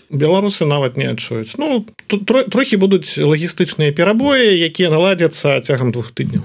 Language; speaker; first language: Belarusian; native; Belarusian